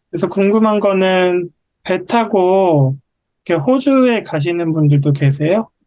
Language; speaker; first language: Korean; native; Korean